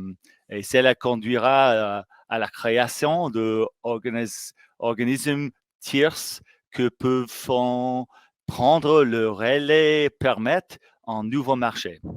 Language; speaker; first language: French; non-native, fluent; English